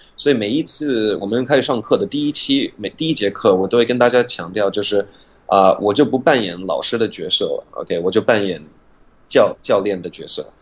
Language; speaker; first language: Chinese; non-native, fluent; English